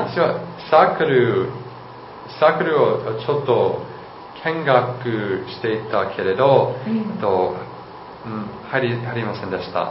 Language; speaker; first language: Japanese; non-native, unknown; English